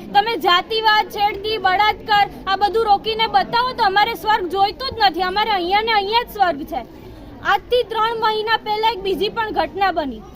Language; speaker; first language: Gujarati; native; Gujarati